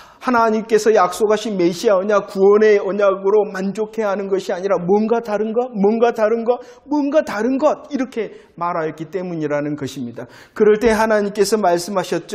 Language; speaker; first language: Korean; native; Korean